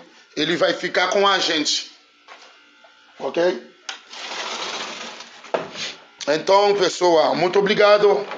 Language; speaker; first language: Portuguese; non-native, learner; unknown